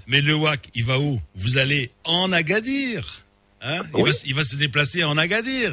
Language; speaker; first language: French; non-native, local second language; Arabic